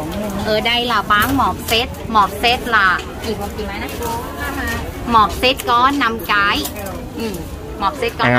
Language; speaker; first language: Vietnamese; early bilingual, heritage; Vietnamese